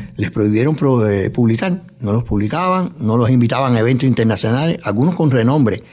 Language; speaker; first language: Spanish; native; Spanish